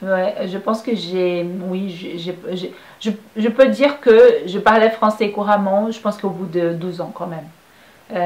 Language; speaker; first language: French; non-native, fluent; Portuguese